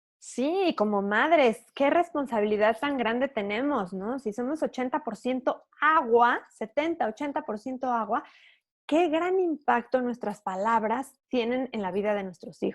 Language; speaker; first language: Spanish; native; Spanish